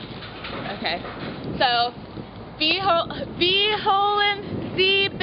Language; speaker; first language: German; non-native, learner; English